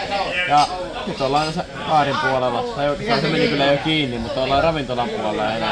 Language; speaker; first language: Finnish; native; Finnish